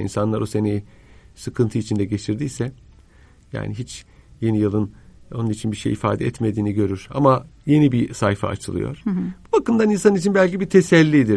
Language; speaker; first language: Turkish; native; Turkish